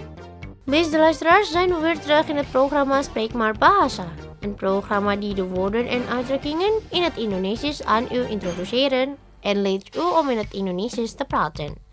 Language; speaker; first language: Dutch; non-native, fluent; Indonesian